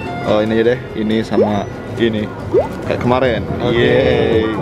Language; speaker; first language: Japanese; non-native, fluent; Indonesian